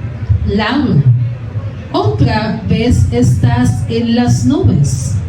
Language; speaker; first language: Spanish; non-native, fluent; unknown